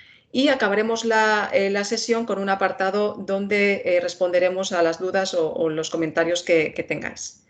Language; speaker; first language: Spanish; native; Spanish